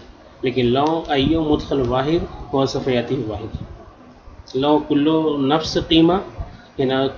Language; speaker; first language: Arabic; non-native, learner; Urdu